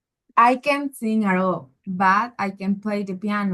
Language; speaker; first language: English; non-native, learner; Spanish